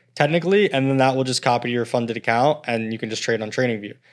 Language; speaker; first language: English; native; English